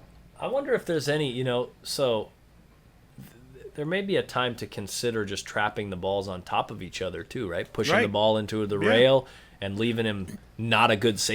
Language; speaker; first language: English; native; English